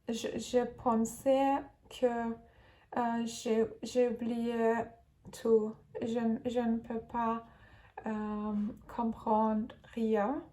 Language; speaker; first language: French; non-native, learner; Turkish